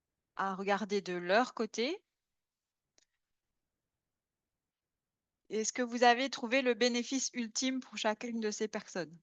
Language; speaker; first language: French; native; French